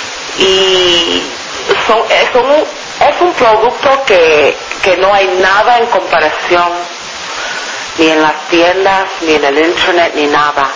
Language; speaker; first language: Spanish; non-native, fluent; English